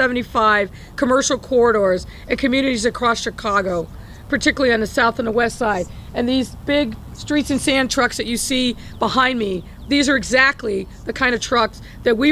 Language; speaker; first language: English; native; English